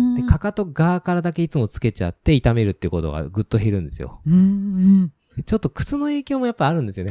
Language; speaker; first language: Japanese; native; Japanese